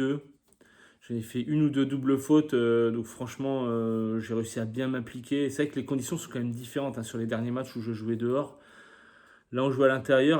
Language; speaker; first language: French; native; French